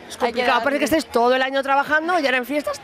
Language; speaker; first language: Spanish; native; Spanish